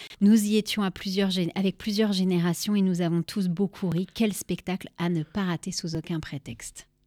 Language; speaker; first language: French; native; French